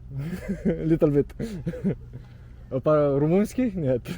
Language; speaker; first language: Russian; non-native, learner; English